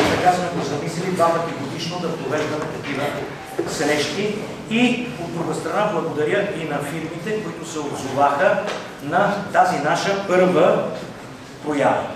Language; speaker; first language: Bulgarian; native; Bulgarian